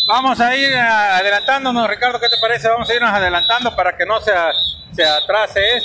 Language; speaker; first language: Spanish; native; Spanish